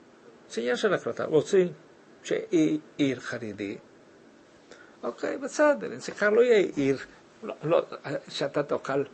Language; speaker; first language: Hebrew; early bilingual, other home language; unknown